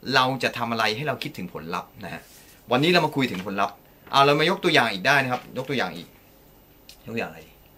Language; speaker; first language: Thai; non-native, fluent; Japanese